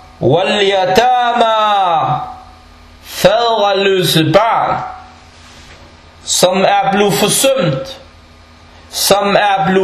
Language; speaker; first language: Danish; non-native, fluent; Arabic